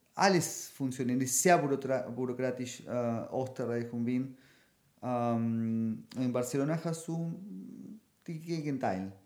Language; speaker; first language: German; non-native, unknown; Spanish